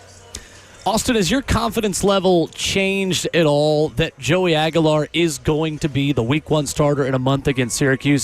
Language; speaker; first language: English; native; English